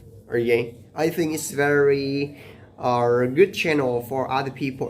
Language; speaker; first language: English; non-native, learner; Vietnamese